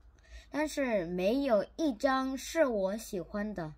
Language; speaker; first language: Chinese; non-native, learner; Korean